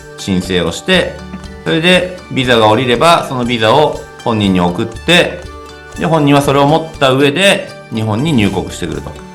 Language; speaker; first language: Japanese; native; Japanese